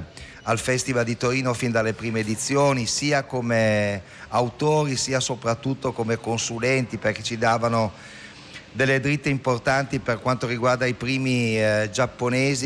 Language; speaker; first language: Italian; native; Italian